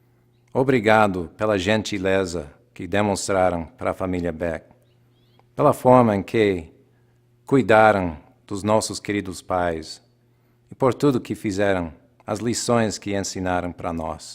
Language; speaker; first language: Portuguese; non-native, fluent; English